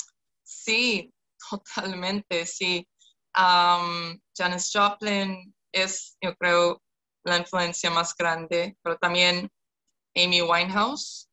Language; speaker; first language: Spanish; non-native, fluent; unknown